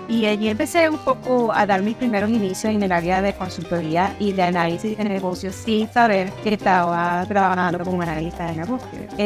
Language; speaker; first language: Spanish; native; Spanish